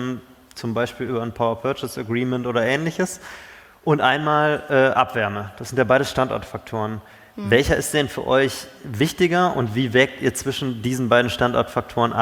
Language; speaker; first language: German; native; German